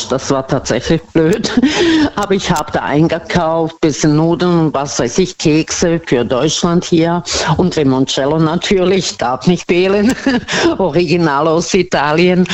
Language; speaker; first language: German; non-native, fluent; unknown